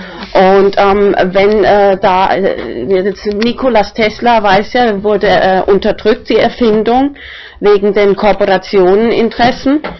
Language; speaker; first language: German; non-native, fluent; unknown